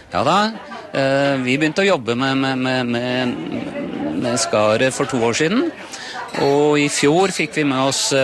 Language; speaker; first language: Norwegian; native; Norwegian